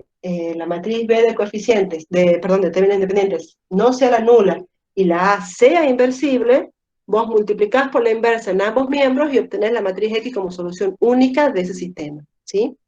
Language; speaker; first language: Spanish; native; Spanish